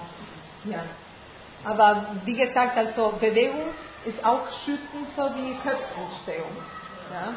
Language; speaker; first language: German; non-native, fluent; Spanish